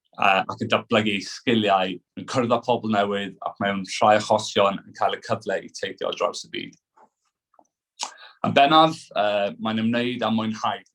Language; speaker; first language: Welsh; non-native, local second language; English